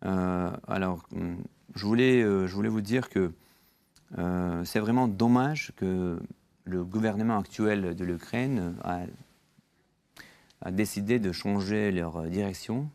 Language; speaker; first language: French; non-native, fluent; Georgian